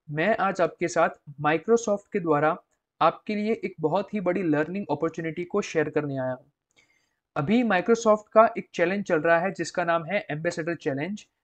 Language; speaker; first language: Hindi; non-native, local second language; Gujarati